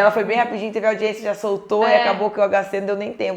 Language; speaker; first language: Portuguese; native; Portuguese